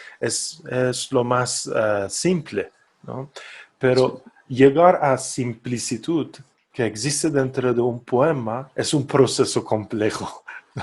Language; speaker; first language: Spanish; non-native, fluent; Persian